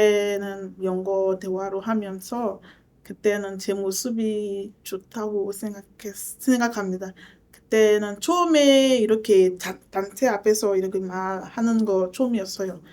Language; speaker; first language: Korean; non-native, learner; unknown